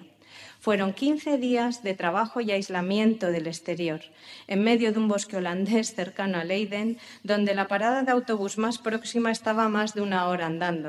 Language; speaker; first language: Spanish; native; Spanish